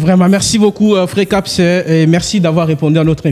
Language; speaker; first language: French; non-native, local second language; Lingala